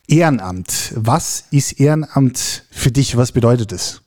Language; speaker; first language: German; native; German